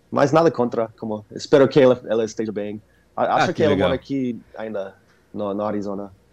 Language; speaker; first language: Portuguese; non-native, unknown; English